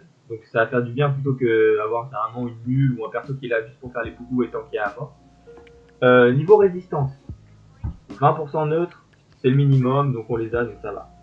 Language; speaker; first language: French; native; French